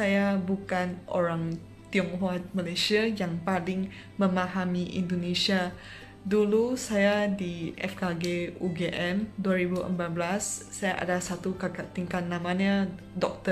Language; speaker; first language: Indonesian; non-native, fluent; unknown